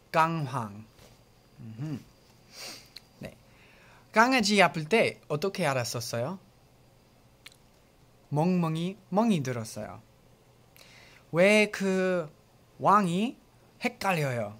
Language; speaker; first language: Korean; non-native, learner; English